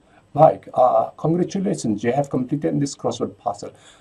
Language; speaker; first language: English; non-native, fluent; Indonesian